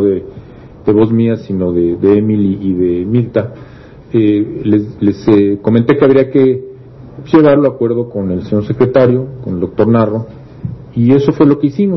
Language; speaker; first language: Spanish; native; Spanish